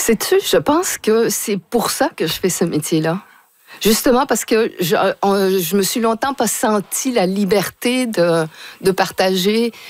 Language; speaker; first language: French; early bilingual, other home language; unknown